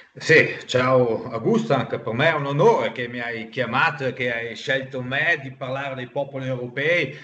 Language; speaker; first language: Italian; non-native, local second language; German